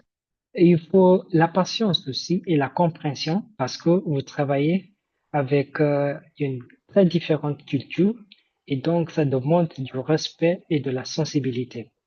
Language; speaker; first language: French; non-native, fluent; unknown